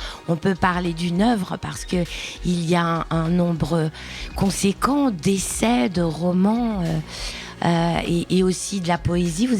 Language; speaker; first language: French; native; French